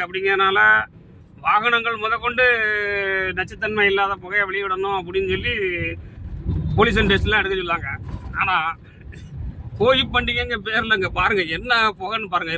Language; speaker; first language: Tamil; native; Tamil